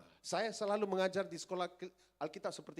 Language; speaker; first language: Indonesian; non-native, fluent; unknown